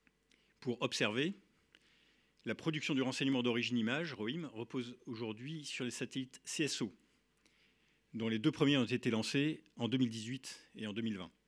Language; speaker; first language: French; native; French